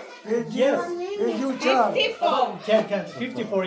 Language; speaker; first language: English; non-native, learner; Kurdish